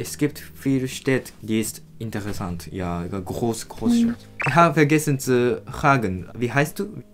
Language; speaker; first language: German; non-native, learner; Japanese